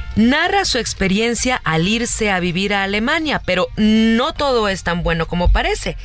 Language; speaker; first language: Spanish; native; Spanish